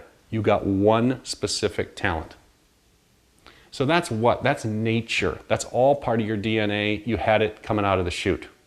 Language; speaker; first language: English; native; English